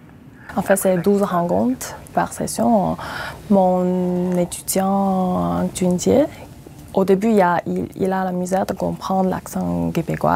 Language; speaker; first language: French; non-native, fluent; Chinese